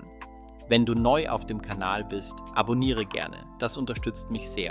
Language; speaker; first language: German; native; German